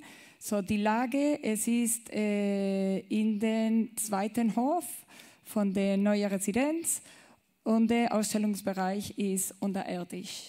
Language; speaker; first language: German; non-native, learner; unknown